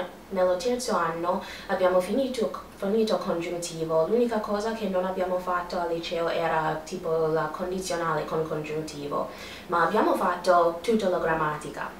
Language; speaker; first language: Italian; non-native, fluent; English